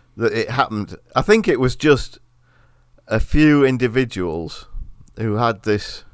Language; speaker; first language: English; native; English